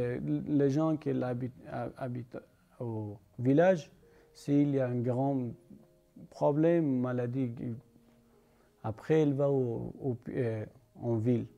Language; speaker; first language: French; non-native, learner; Persian